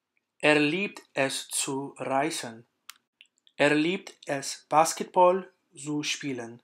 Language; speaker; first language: German; non-native, learner; English